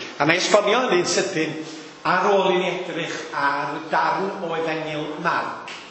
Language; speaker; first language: Welsh; native; Welsh